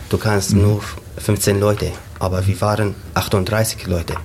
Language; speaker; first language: German; non-native, learner; Arabic